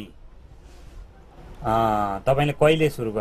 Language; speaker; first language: Chinese; non-native, learner; Nepali